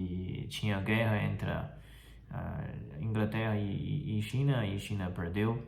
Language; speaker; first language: Portuguese; non-native, fluent; Chinese